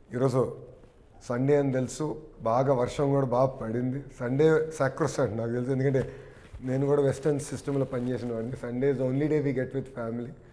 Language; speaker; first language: Telugu; native; Telugu